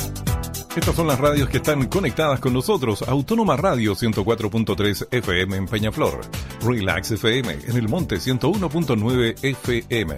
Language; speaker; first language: Spanish; native; Spanish